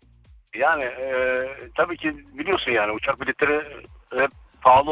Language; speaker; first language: Turkish; early bilingual, other home language; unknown